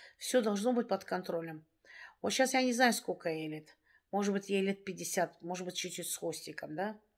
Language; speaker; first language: Russian; native; Russian